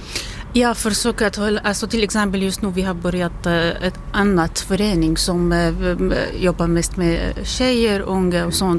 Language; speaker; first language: Swedish; non-native, learner; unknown